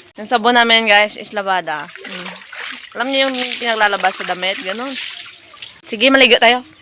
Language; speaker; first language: Filipino; non-native, local second language; Hiligaynon